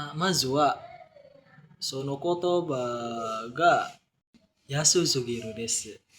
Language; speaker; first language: Japanese; non-native, learner; Indonesian